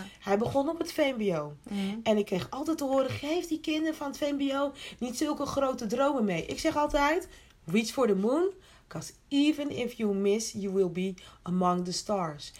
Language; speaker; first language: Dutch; early bilingual, other home language; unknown